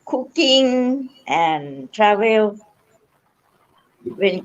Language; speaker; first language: English; non-native, learner; Thai